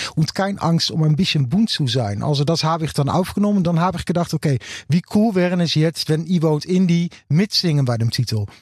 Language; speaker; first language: German; non-native, learner; Dutch